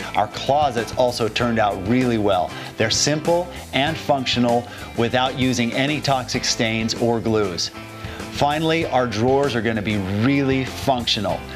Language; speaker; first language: English; native; English